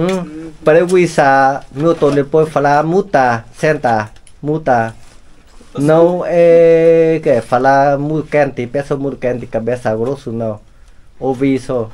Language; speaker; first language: Portuguese; non-native, learner; Vietnamese